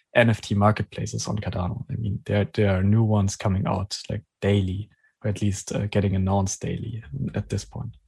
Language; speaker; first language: English; non-native, fluent; German